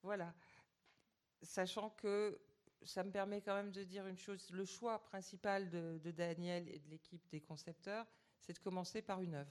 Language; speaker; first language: French; native; French